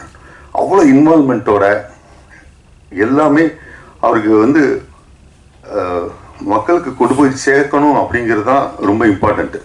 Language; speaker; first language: Tamil; native; Tamil